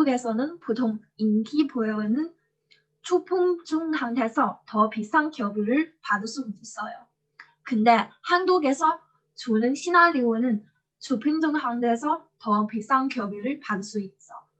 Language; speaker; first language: Korean; non-native, learner; Chinese